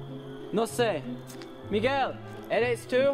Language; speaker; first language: Spanish; non-native, learner; English